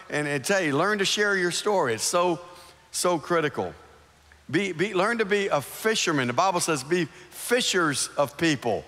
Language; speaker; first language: English; native; English